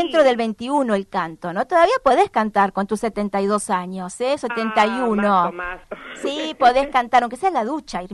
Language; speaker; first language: Spanish; native; Spanish